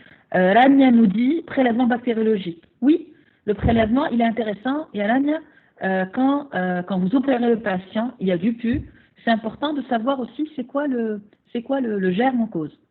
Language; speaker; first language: French; non-native, local second language; Arabic